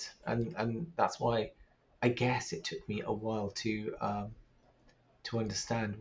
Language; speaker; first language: English; native; English